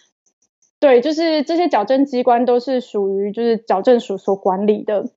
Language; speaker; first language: Chinese; native; Chinese